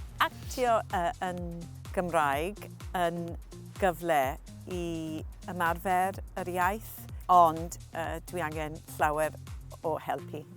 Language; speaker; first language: Welsh; non-native, local second language; English